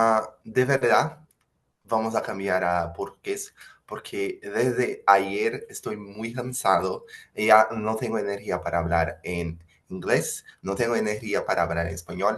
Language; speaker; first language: Spanish; non-native, fluent; Portuguese